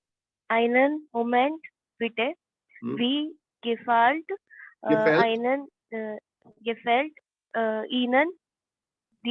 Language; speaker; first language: German; non-native, learner; Hindi